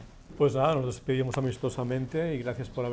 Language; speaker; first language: Spanish; native; Spanish